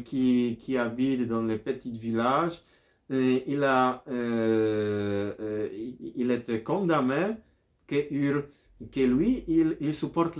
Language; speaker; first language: French; non-native, learner; Polish